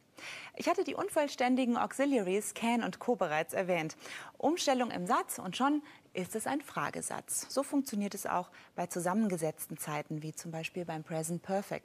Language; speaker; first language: German; native; German